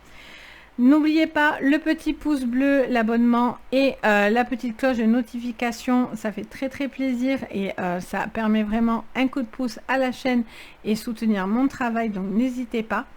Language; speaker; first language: French; native; French